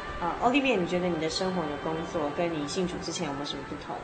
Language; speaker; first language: Chinese; native; Chinese